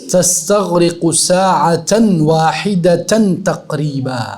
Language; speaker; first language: Arabic; non-native, fluent; Urdu